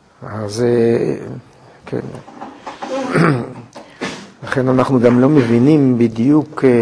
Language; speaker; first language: Hebrew; native; Hebrew